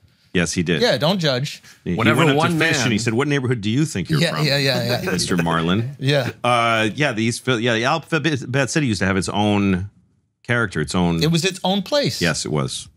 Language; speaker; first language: English; native; English